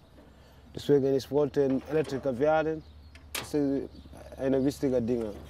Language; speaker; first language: German; non-native, learner; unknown